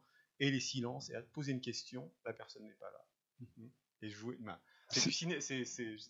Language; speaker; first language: French; native; French